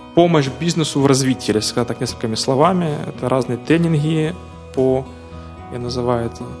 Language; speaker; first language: Russian; non-native, local second language; Ukrainian